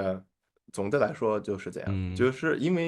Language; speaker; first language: Chinese; non-native, fluent; English